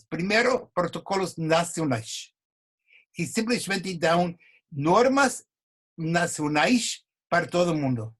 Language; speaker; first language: Portuguese; non-native, fluent; English